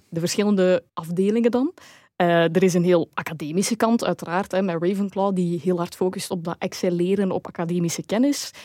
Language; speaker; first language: Dutch; native; Dutch